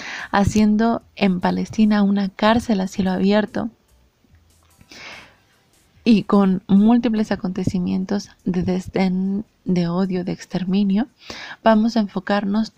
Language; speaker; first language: Spanish; native; Spanish